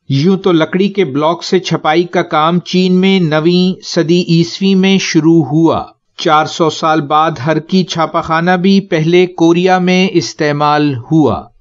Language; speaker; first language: Urdu; native; Urdu